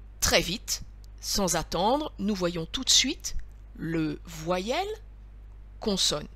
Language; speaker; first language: French; native; French